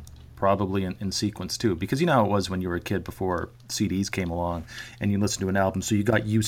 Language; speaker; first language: English; native; English